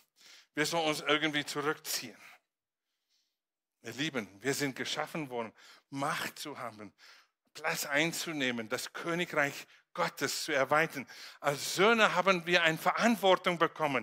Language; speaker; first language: German; non-native, fluent; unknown